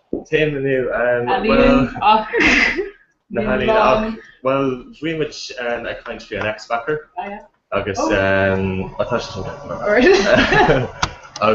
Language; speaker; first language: Irish; non-native, local second language; English